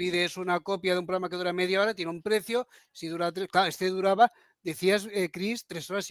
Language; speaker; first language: Spanish; native; Spanish